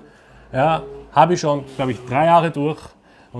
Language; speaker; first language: German; native; German